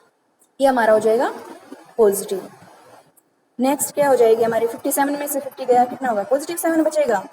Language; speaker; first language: Hindi; native; Hindi